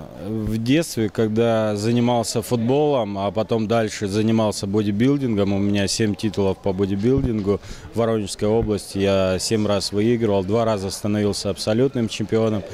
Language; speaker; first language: Russian; native; Russian